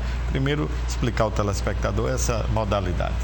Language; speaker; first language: Portuguese; native; Portuguese